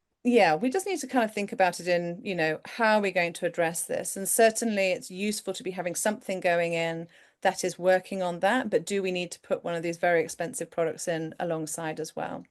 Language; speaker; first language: English; native; English